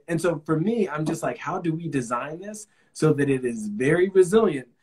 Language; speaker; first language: English; native; English